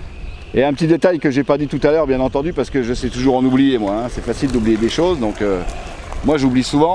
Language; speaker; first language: French; native; French